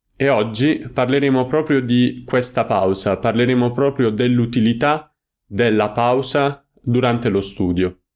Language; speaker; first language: Italian; native; Italian